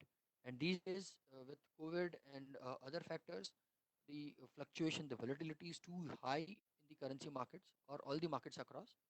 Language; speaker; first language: English; non-native, local second language; Hindi